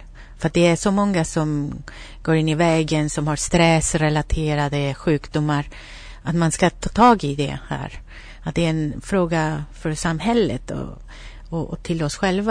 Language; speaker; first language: Swedish; non-native, fluent; Spanish